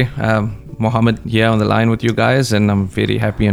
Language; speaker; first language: English; native; English